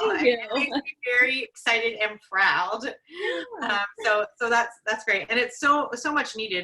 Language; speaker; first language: English; native; English